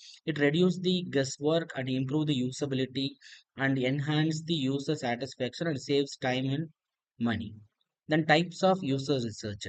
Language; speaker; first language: English; non-native, local second language; Tamil